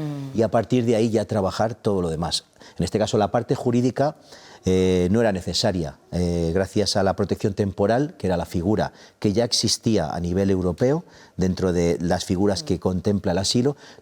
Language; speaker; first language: Spanish; native; Spanish